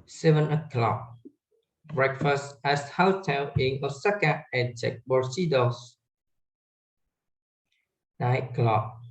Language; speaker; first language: English; non-native, learner; Vietnamese